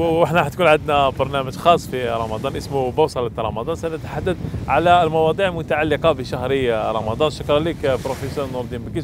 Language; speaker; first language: Arabic; native; Arabic